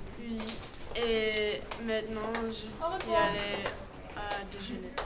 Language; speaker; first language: French; non-native, learner; English